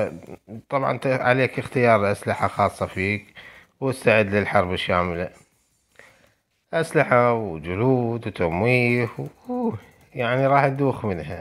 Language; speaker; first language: Arabic; native; Arabic